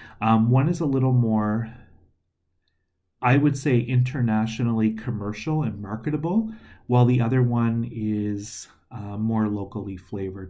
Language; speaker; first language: English; native; English